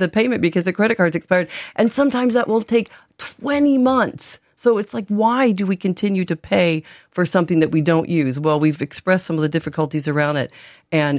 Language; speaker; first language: English; native; English